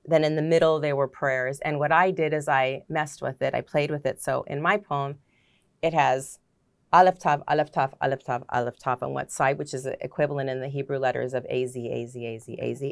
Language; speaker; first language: English; native; English